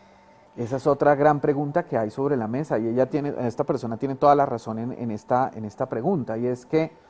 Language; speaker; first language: Spanish; native; Spanish